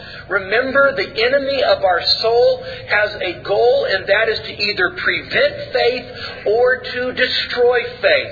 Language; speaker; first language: English; native; English